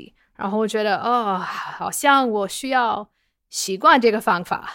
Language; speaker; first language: Chinese; non-native, fluent; English